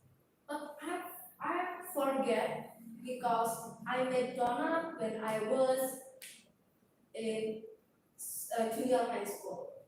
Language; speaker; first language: English; non-native, learner; Indonesian